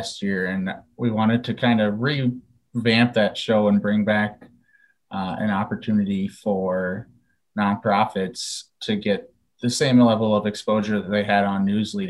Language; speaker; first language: English; native; English